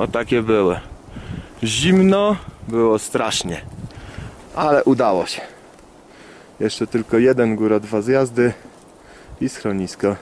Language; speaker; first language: Polish; native; Polish